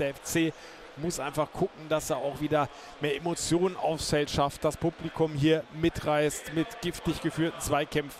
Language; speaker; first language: German; native; German